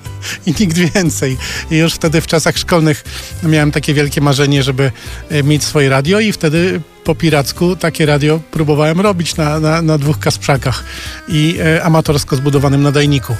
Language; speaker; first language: Polish; native; Polish